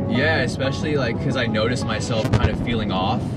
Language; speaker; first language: English; native; English